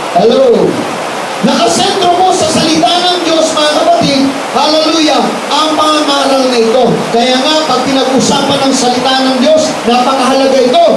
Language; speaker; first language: Filipino; non-native, local second language; Cebuano